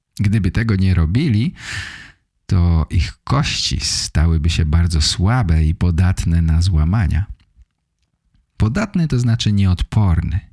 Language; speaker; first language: Polish; native; Polish